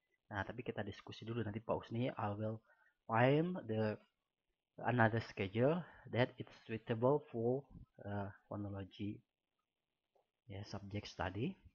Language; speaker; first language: English; non-native, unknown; Indonesian